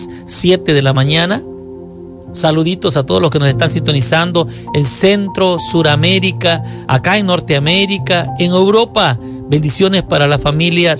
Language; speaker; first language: Spanish; native; Spanish